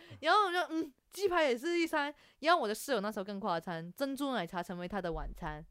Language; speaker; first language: Chinese; non-native, local second language; Cantonese